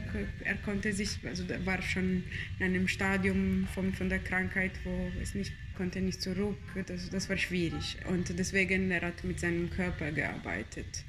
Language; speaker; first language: German; non-native, fluent; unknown